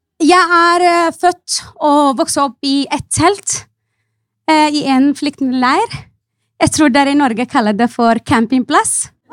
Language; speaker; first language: Norwegian; non-native, fluent; Arabic